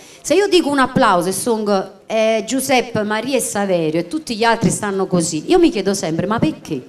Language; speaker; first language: Italian; native; Italian